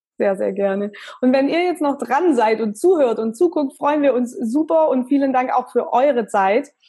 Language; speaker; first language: German; native; German